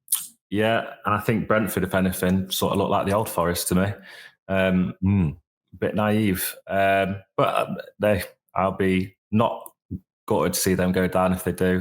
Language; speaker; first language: English; native; English